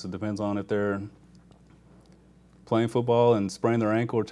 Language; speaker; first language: English; native; English